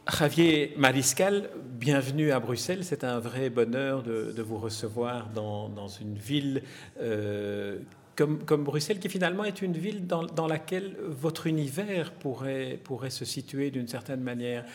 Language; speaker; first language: French; native; French